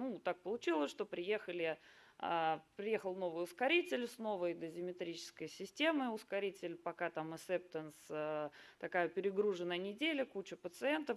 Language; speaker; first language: Russian; native; Russian